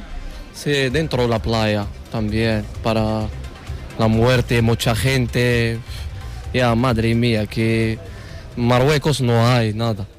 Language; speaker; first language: Spanish; non-native, learner; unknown